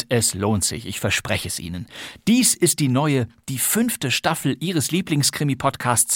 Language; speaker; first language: German; native; German